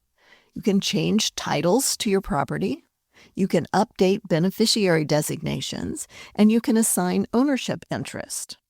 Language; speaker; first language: English; native; English